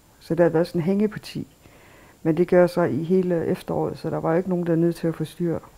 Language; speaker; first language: Danish; early bilingual, other home language; Kalaallisut